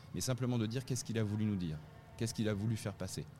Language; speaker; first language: French; native; French